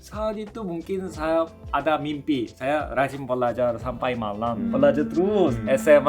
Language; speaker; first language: Indonesian; non-native, fluent; Korean